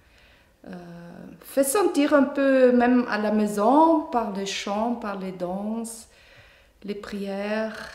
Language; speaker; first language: French; non-native, fluent; German